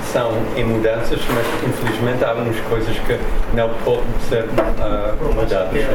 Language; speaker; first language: Portuguese; non-native, fluent; English